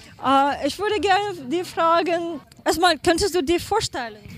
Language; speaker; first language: German; non-native, learner; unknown